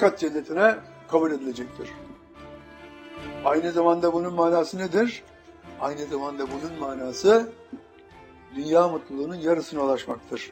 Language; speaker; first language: Turkish; native; Turkish